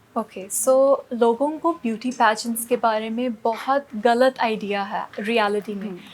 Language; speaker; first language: Hindi; non-native, local second language; Punjabi